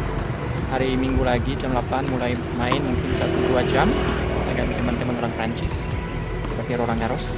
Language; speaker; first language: Indonesian; non-native, fluent; French